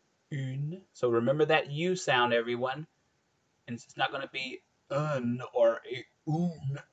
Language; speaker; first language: English; native; English